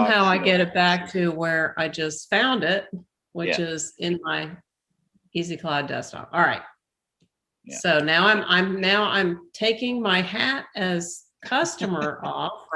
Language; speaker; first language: English; native; English